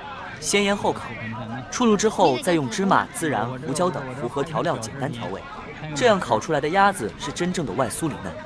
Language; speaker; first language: Chinese; native; Chinese